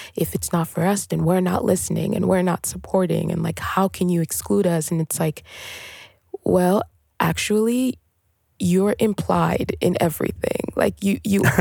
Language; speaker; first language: English; non-native, local second language; French